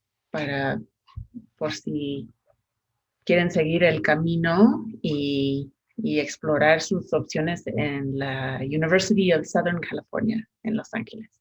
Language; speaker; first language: Spanish; non-native, fluent; English